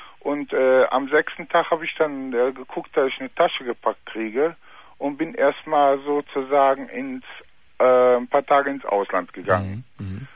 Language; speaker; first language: German; native; German